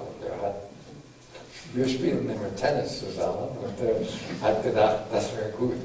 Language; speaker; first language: German; non-native, fluent; English